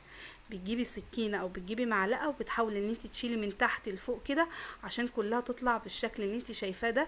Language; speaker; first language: Arabic; native; Arabic